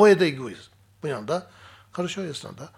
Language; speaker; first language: Russian; non-native, learner; Tibetan